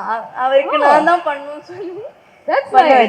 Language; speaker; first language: Tamil; non-native, fluent; Malayalam